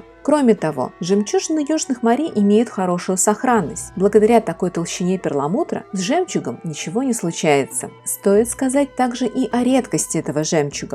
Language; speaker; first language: Russian; native; Russian